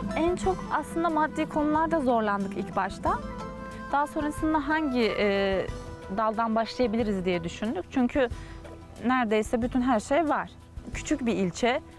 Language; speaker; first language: Turkish; native; Turkish